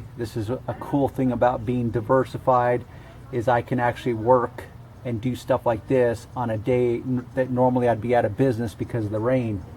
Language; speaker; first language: English; native; English